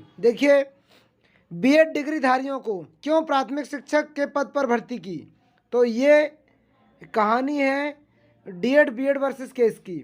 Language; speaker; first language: Hindi; native; Hindi